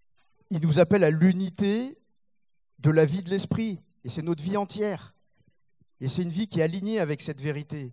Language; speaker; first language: French; native; French